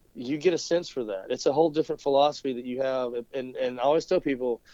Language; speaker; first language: English; native; English